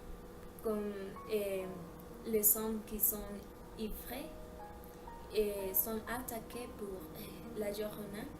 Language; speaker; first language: French; non-native, learner; Spanish